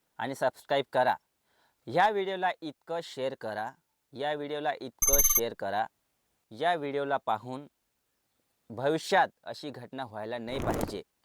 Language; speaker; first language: Marathi; non-native, local second language; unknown